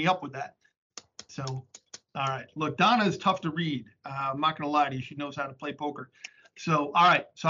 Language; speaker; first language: English; native; English